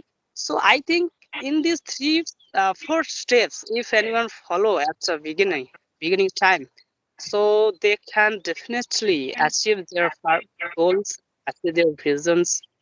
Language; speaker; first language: English; non-native, local second language; Bangla